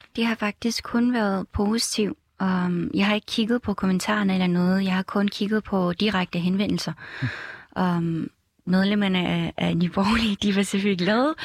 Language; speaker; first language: Danish; non-native, fluent; Vietnamese